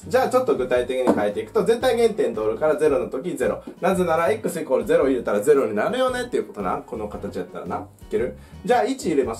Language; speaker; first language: Japanese; native; Japanese